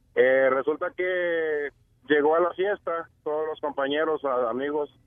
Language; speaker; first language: Spanish; native; Spanish